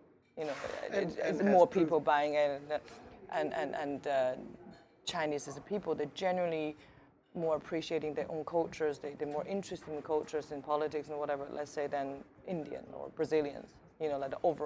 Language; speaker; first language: English; native; English